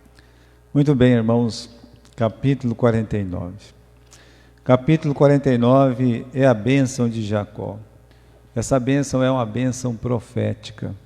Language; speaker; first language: Portuguese; native; Portuguese